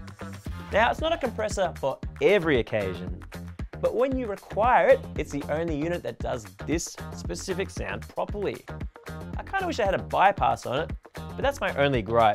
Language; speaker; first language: English; native; English